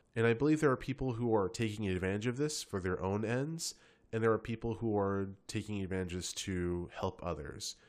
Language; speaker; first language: English; native; English